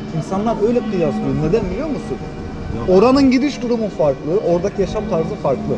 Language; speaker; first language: Turkish; early bilingual, heritage; Turkish